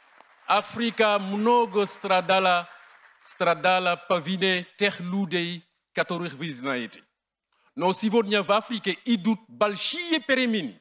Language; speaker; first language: Russian; non-native, fluent; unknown